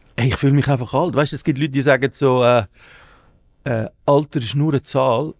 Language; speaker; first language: German; early bilingual, other home language; Spanish